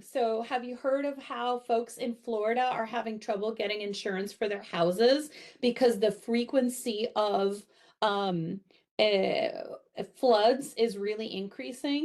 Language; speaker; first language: English; native; English